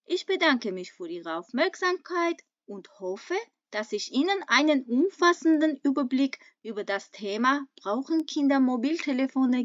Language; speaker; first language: German; non-native, fluent; Armenian